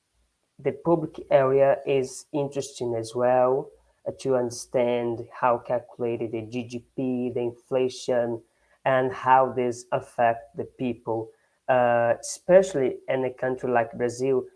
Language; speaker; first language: English; non-native, learner; Portuguese